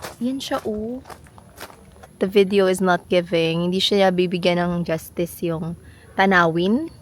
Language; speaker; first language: Filipino; non-native, local second language; Cebuano